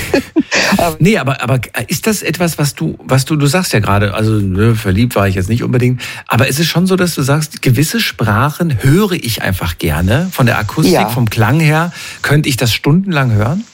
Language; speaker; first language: German; native; German